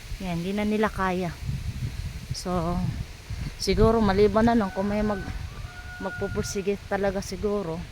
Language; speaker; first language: Filipino; non-native, local second language; Cebuano